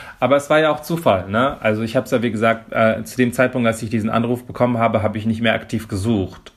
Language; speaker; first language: German; early bilingual, other home language; Persian